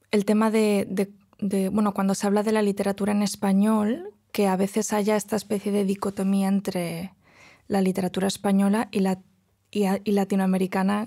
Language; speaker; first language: Spanish; non-native, local second language; Galician